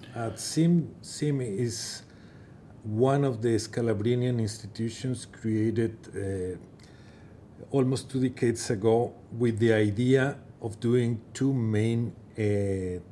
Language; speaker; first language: English; non-native, fluent; Persian